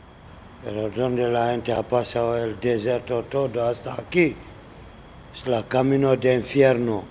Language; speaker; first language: Spanish; non-native, fluent; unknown